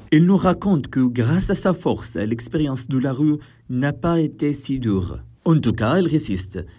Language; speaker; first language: French; non-native, fluent; Arabic